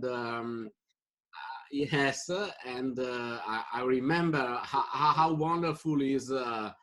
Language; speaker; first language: English; non-native, fluent; Italian